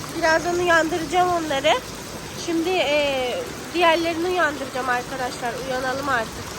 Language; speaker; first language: Turkish; non-native, fluent; Urdu